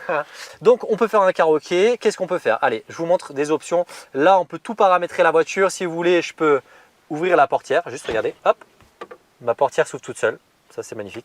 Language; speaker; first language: French; native; French